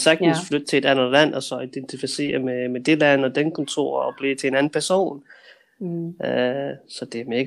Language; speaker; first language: Danish; early bilingual, heritage; Danish